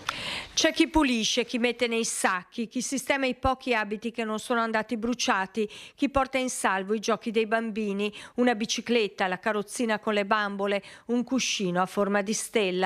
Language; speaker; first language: Italian; native; Italian